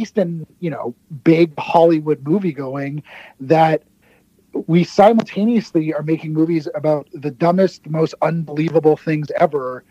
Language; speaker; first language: English; native; English